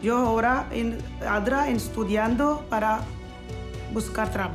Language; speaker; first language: Spanish; non-native, learner; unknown